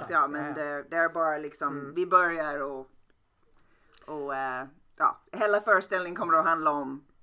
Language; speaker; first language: Swedish; non-native, fluent; English